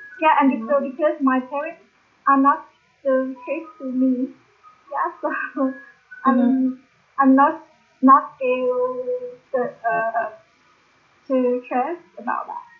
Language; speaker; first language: English; non-native, learner; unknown